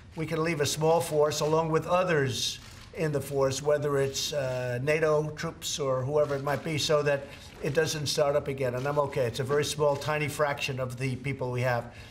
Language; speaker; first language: English; native; English